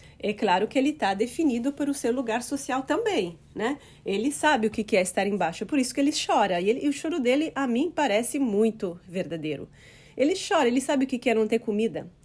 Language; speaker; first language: Portuguese; non-native, fluent; Italian